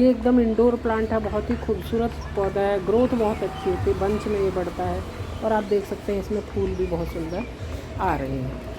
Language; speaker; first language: Hindi; native; Hindi